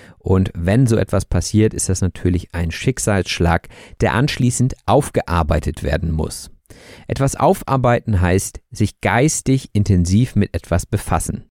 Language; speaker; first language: German; native; German